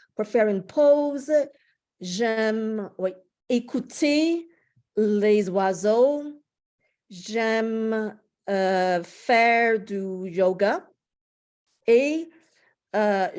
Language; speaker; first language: French; non-native, fluent; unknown